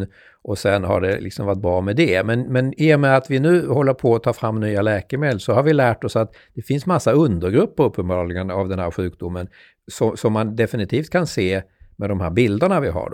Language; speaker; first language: Swedish; native; Swedish